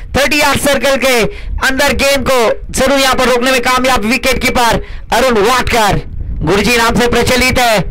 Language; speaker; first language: Hindi; non-native, local second language; Marathi